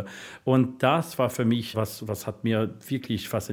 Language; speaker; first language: German; non-native, learner; English